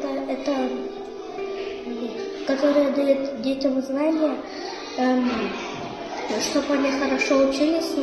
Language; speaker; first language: Russian; non-native, local second language; Kazakh